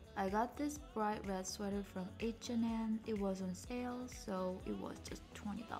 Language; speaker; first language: English; non-native, fluent; Korean